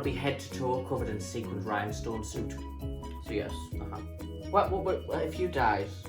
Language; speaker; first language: English; native; English